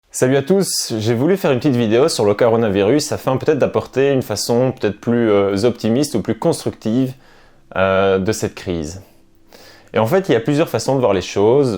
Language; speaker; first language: French; native; French